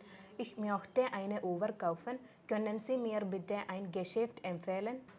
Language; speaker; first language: German; non-native, learner; Malayalam